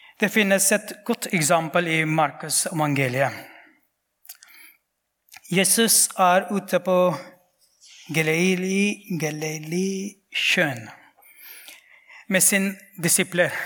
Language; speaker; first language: Norwegian; non-native, fluent; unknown